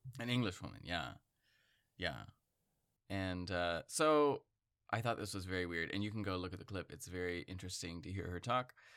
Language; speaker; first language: English; native; English